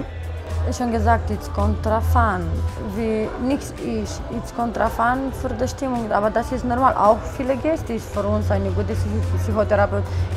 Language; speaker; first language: German; non-native, learner; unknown